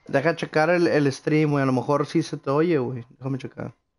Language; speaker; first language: Spanish; early bilingual, heritage; Spanish